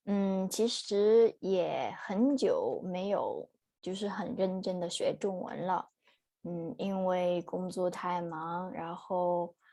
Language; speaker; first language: Chinese; non-native, fluent; Vietnamese